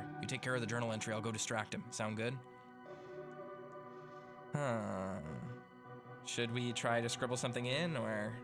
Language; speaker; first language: English; native; English